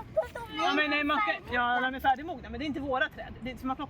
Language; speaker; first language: Swedish; native; Swedish